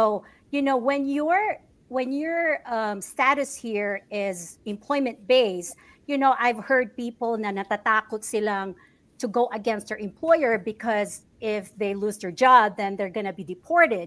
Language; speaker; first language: English; non-native, local second language; Cebuano